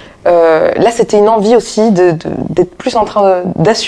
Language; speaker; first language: French; native; French